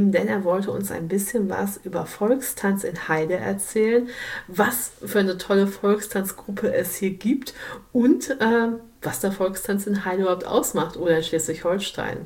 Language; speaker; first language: German; native; German